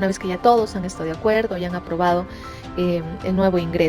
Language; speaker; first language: Spanish; native; Spanish